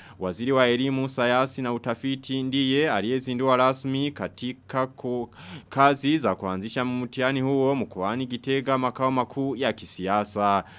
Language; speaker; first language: Swahili; non-native, local second language; Rundi